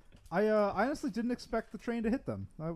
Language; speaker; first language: English; native; English